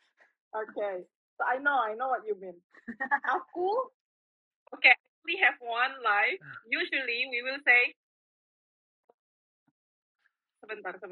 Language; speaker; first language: English; non-native, fluent; Indonesian